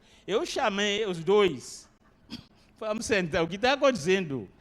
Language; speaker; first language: Portuguese; non-native, learner; Arabic